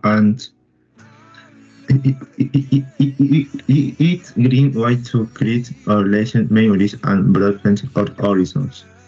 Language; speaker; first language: English; non-native, learner; Spanish